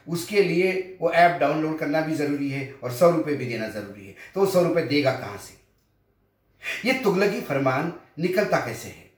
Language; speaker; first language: Hindi; non-native, local second language; Marathi